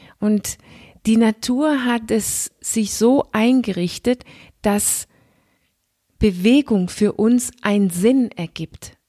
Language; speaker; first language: German; non-native, fluent; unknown